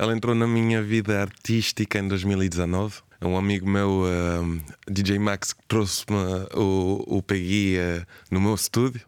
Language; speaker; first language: Portuguese; early bilingual, heritage; Portuguese